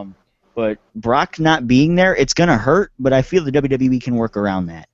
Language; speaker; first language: English; native; English